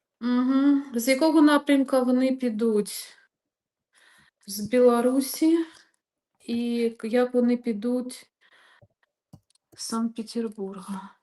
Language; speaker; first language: Ukrainian; non-native, local second language; Russian